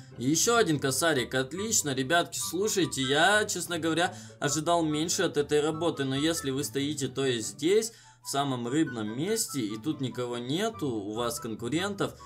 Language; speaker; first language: Russian; native; Russian